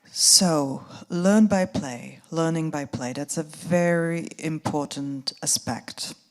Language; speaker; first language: English; non-native, fluent; Czech